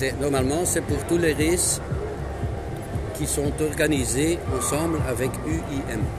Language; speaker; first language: French; non-native, local second language; Dutch